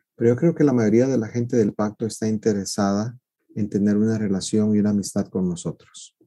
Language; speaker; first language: Spanish; early bilingual, heritage; Spanish